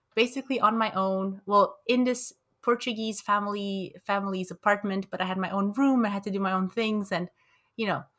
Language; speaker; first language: English; early bilingual, other home language; Romanian